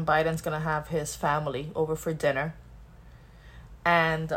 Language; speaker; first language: English; early bilingual, other home language; Spanish